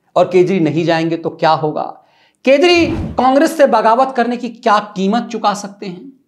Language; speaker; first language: Hindi; native; Hindi